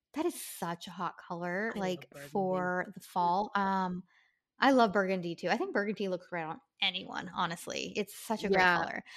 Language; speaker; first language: English; native; English